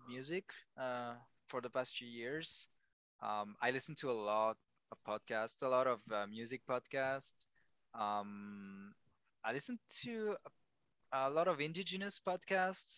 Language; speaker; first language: English; non-native, fluent; French